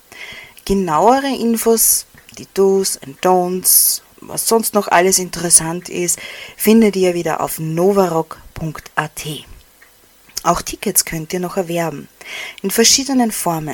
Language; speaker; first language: German; native; German